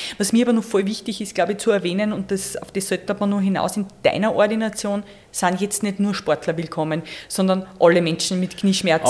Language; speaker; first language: German; native; German